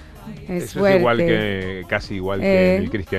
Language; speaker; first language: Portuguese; non-native, learner; Spanish